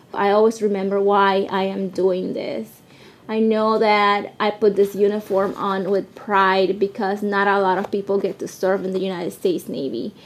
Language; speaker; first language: English; early bilingual, other home language; Spanish